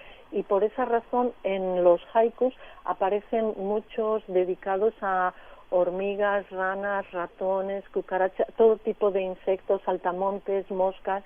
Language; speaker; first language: Spanish; native; Spanish